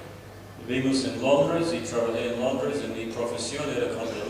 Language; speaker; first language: Spanish; non-native, fluent; English